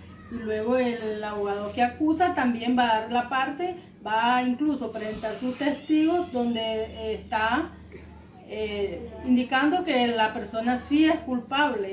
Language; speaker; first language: Spanish; native; Spanish